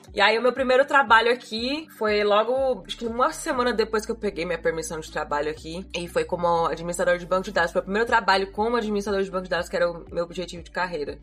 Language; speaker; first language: Portuguese; native; Portuguese